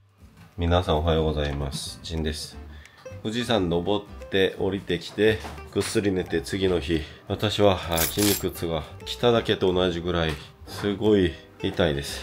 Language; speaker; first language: Japanese; non-native, fluent; Korean